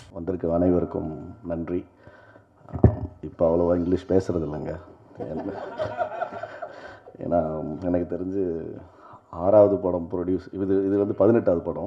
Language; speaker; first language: Tamil; native; Tamil